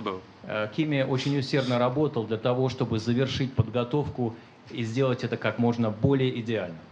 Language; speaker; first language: Russian; native; Russian